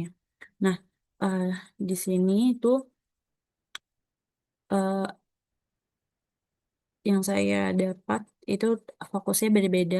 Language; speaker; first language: Indonesian; native; Indonesian